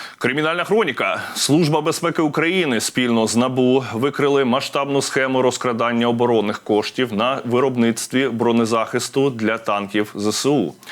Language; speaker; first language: Ukrainian; native; Ukrainian